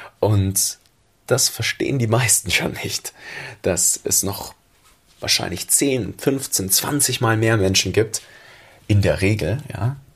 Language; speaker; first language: German; native; German